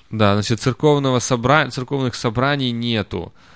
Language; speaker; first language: Russian; native; Russian